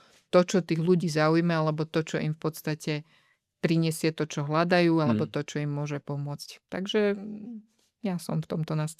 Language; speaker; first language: Slovak; native; Slovak